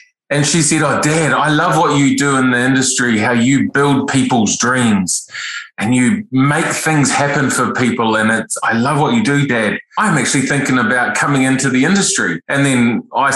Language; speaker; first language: English; native; English